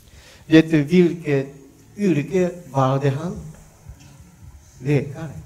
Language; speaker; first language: Swedish; non-native, learner; Japanese